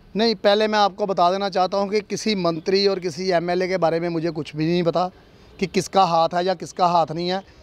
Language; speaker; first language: Hindi; non-native, local second language; Punjabi